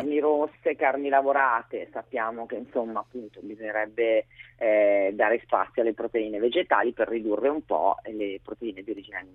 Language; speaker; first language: Italian; native; Italian